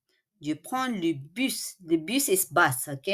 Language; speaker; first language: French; non-native, fluent; Filipino